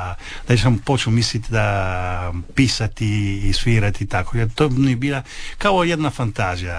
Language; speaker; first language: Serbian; early bilingual, heritage; Italian